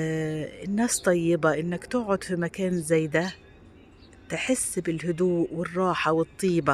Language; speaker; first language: Arabic; native; Arabic